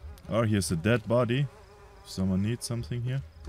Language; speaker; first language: English; non-native, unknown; German